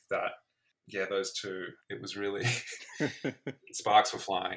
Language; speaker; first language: English; native; English